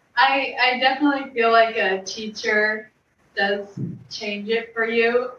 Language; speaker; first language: English; native; English